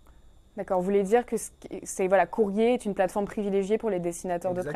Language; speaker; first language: French; native; French